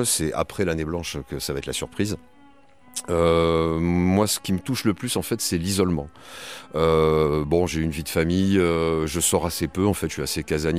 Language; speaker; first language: French; native; French